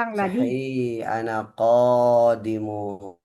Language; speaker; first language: Arabic; non-native, fluent; Indonesian